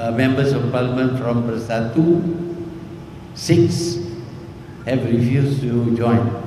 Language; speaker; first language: English; non-native, local second language; Malay